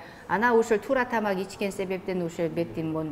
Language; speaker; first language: Kyrgyz; non-native, learner; Korean